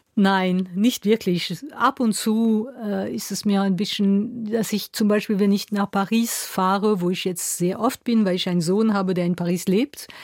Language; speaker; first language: German; non-native, local second language; French